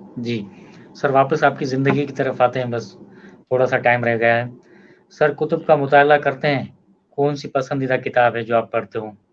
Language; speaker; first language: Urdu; non-native, local second language; Sindhi